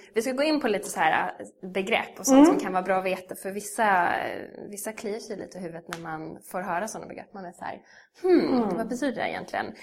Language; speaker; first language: Swedish; native; Swedish